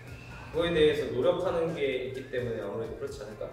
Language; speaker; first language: Korean; native; Korean